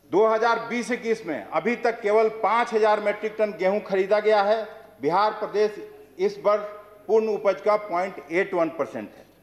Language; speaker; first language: Hindi; native; Hindi